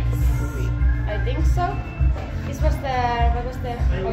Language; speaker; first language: English; non-native, learner; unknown